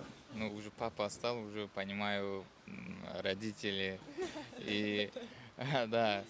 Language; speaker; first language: Russian; non-native, fluent; Uzbek